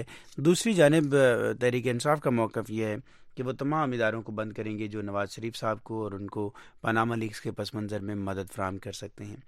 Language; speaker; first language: Urdu; native; Urdu